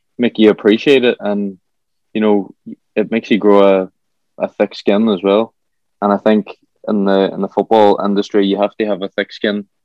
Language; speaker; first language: English; native; English